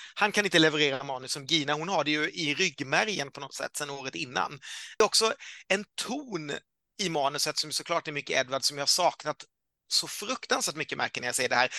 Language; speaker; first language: Swedish; native; Swedish